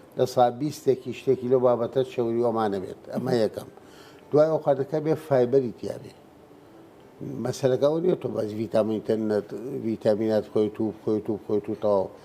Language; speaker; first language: Central Kurdish; non-native, local second language; Gurani